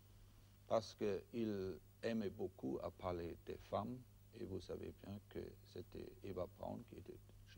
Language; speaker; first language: French; non-native, fluent; German